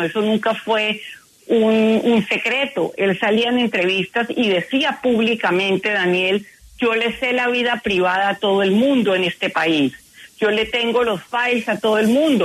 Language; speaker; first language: Spanish; native; Spanish